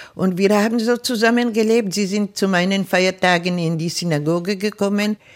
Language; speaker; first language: German; non-native, fluent; Czech